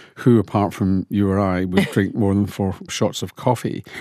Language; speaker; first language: English; native; English